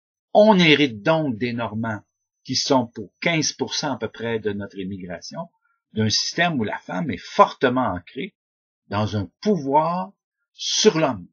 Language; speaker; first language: French; native; French